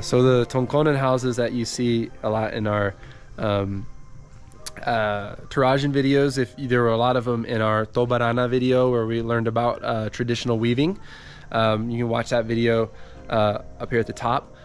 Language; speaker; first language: English; native; English